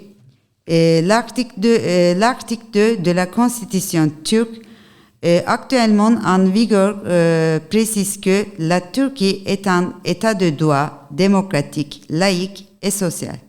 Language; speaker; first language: French; non-native, learner; Turkish